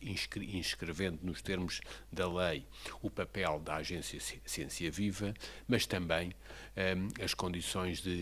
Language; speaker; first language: Portuguese; native; Portuguese